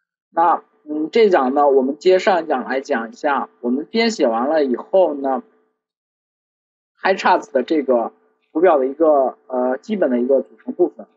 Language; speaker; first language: Chinese; native; Chinese